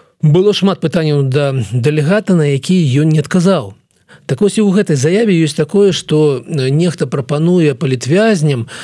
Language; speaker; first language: Belarusian; native; Belarusian